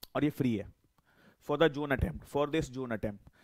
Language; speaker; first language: Hindi; native; Hindi